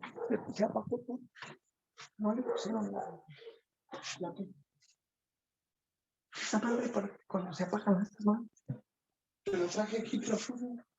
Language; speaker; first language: Spanish; native; Spanish